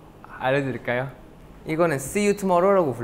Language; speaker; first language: Korean; non-native, fluent; Thai